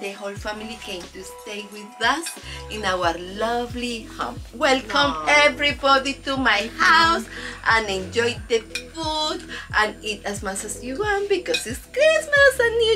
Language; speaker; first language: English; non-native, learner; Spanish